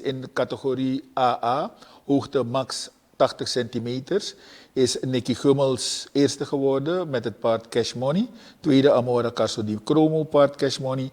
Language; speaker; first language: Dutch; native; Dutch